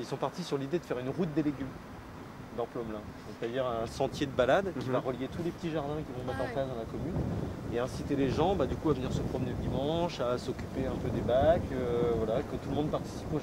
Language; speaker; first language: French; native; French